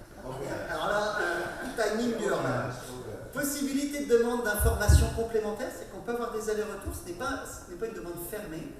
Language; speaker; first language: French; native; French